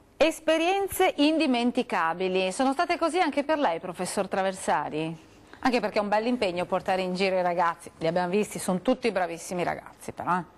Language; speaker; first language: Italian; native; Italian